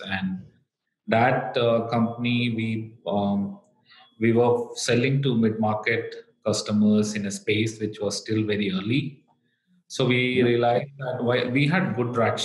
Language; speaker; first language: English; non-native, local second language; Malayalam